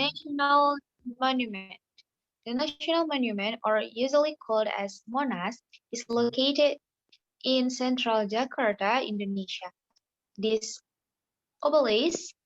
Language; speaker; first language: English; non-native, learner; Indonesian